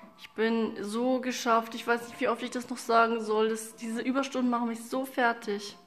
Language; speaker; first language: German; early bilingual, other home language; Russian